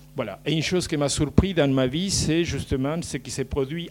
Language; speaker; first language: French; non-native, fluent; Spanish